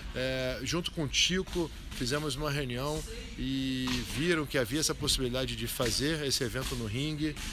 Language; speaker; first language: Portuguese; early bilingual, other home language; Arabic